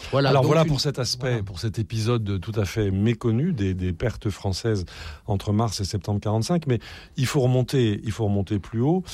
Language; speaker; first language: French; native; French